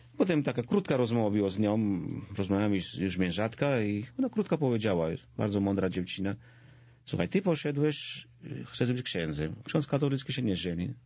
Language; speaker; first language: Polish; non-native, fluent; Georgian